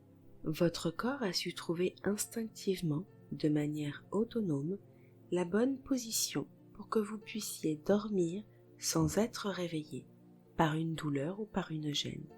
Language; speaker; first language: French; native; French